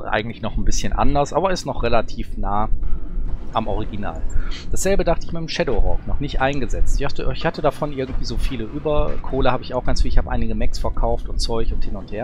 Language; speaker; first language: German; native; German